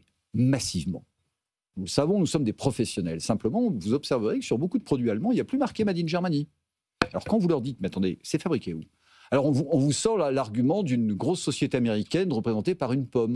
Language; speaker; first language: French; native; French